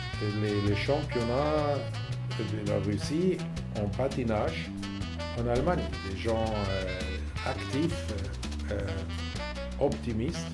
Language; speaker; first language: French; non-native, fluent; German